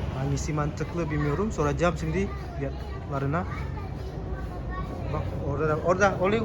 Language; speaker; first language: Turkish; non-native, learner; Indonesian